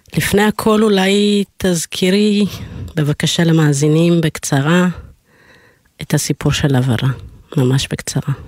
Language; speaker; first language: Hebrew; early bilingual, other home language; Amharic